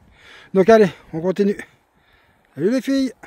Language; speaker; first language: French; native; French